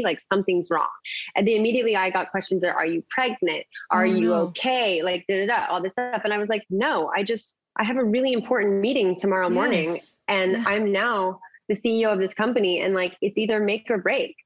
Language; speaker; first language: English; early bilingual, other home language; Italian